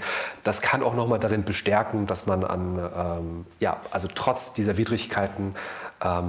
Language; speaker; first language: German; native; German